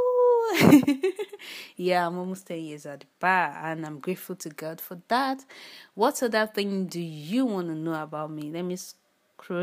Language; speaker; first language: English; non-native, local second language; Yoruba